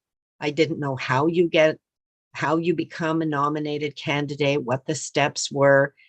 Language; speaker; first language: English; native; English